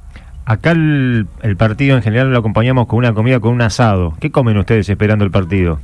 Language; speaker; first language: Spanish; native; Spanish